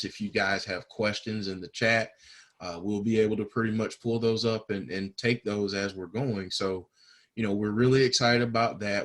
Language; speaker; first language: English; native; English